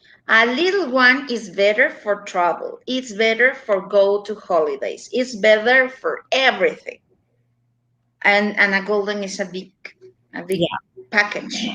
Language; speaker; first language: English; non-native, learner; Spanish